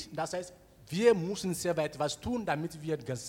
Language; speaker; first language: German; non-native, learner; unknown